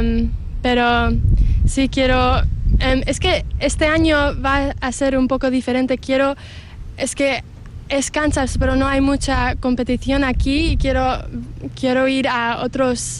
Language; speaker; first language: Spanish; early bilingual, heritage; English